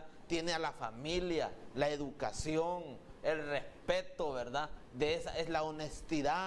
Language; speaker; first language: Spanish; native; Spanish